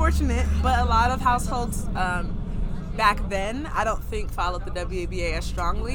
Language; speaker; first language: English; native; English